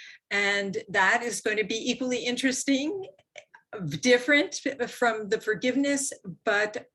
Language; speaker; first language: English; native; English